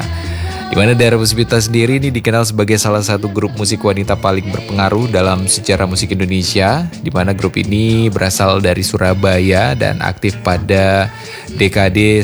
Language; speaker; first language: Indonesian; native; Indonesian